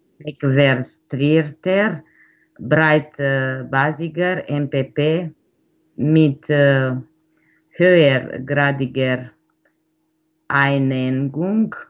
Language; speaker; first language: German; non-native, learner; Romanian